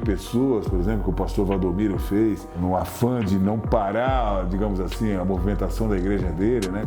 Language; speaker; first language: Portuguese; native; Portuguese